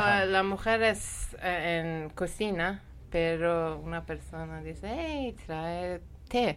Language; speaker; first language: Spanish; non-native, learner; Persian